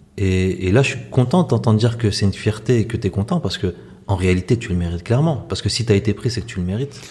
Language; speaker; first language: French; native; French